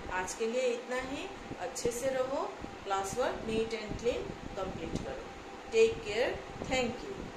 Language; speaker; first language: Hindi; non-native, local second language; Assamese